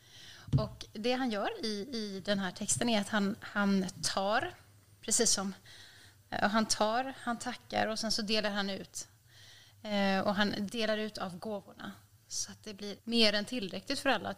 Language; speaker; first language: Swedish; native; Swedish